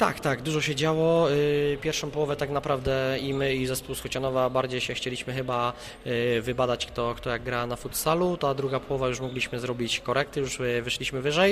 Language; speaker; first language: Polish; native; Polish